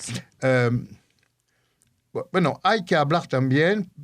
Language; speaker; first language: Spanish; early bilingual, heritage; Ladino